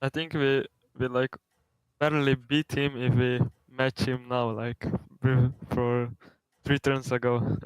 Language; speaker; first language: English; non-native, learner; Slovenian